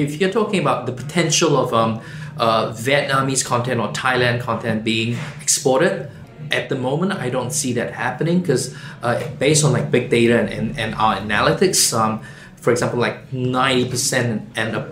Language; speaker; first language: English; non-native, local second language; Chinese